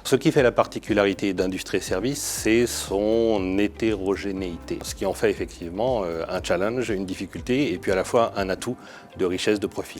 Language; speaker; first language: French; native; French